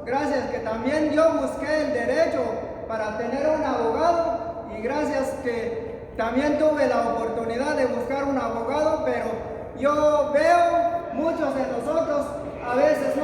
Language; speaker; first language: Spanish; non-native, local second language; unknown